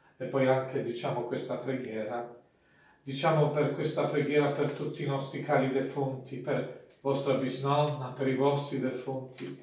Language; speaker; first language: Italian; non-native, fluent; Polish